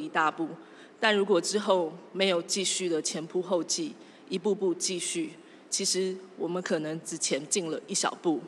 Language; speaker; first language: Chinese; native; Chinese